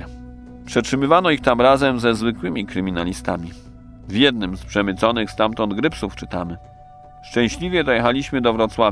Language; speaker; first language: Polish; native; Polish